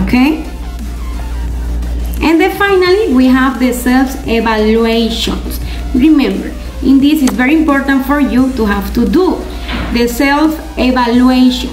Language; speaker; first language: English; non-native, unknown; Spanish